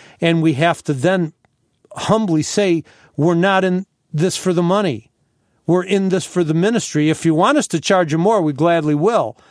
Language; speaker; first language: English; native; English